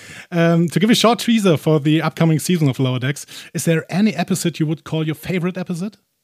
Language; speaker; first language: English; non-native, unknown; German